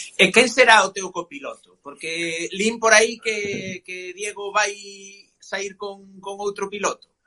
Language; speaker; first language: Galician; native; Galician